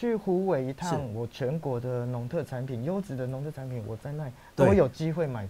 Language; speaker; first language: Chinese; native; Chinese